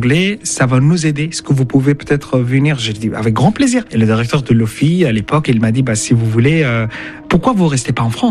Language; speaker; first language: French; non-native, fluent; Arabic